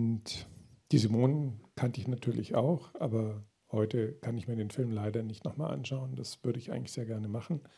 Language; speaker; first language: German; native; German